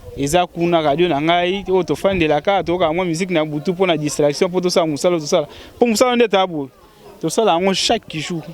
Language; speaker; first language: Lingala; native; Lingala